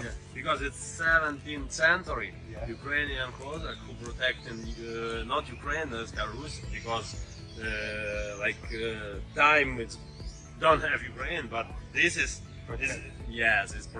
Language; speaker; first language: English; non-native, learner; Ukrainian